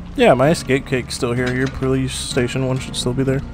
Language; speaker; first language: English; native; English